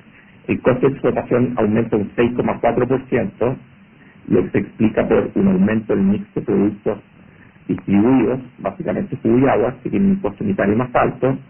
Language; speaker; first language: Spanish; native; Spanish